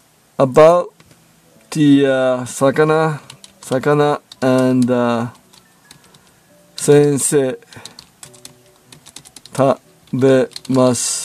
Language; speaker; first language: Japanese; non-native, learner; English